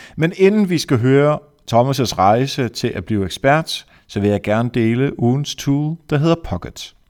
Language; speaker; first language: Danish; native; Danish